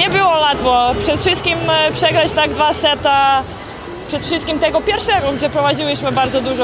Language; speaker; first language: Polish; non-native, learner; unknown